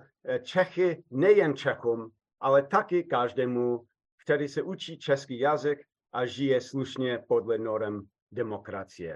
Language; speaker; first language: Czech; non-native, fluent; English